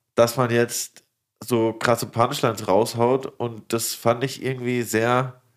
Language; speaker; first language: German; native; German